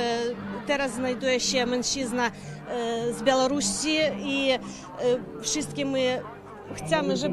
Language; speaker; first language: Polish; non-native, fluent; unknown